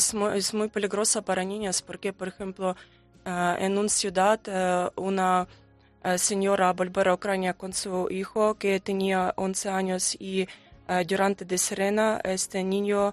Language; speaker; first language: Spanish; non-native, learner; Ukrainian